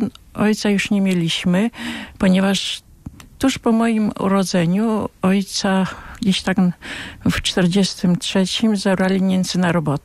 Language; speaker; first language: Polish; non-native, local second language; Ukrainian